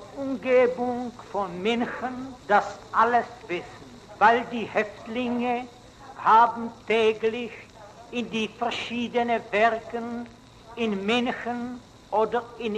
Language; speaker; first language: German; non-native, fluent; Czech